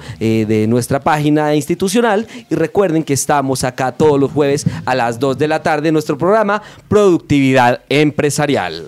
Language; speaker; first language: Spanish; native; Spanish